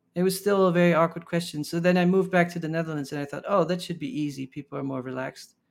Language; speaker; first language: English; early bilingual, other home language; Dutch